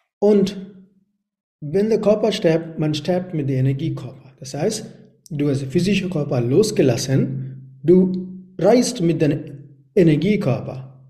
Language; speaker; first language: German; non-native, learner; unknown